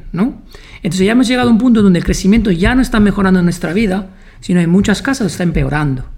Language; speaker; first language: Spanish; non-native, fluent; Italian